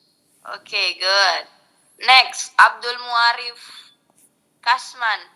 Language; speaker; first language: English; non-native, local second language; Indonesian